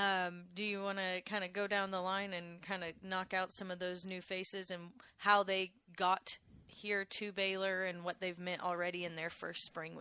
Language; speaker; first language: English; native; English